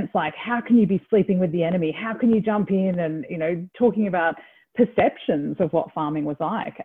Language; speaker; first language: English; native; English